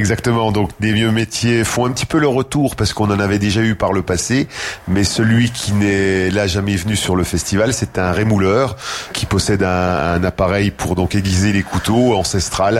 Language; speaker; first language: French; native; French